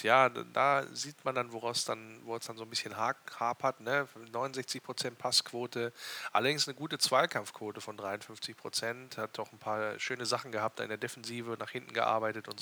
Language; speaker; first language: German; native; German